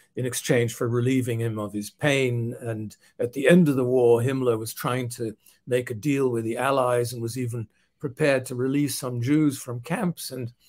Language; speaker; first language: English; non-native, fluent; Dutch